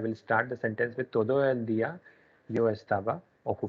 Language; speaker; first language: Spanish; non-native, learner; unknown